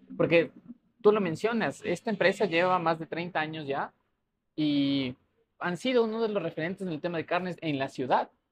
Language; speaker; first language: Spanish; native; Spanish